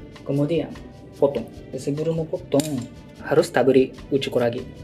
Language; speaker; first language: Indonesian; non-native, learner; Japanese